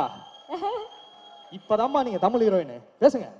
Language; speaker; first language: Tamil; native; Tamil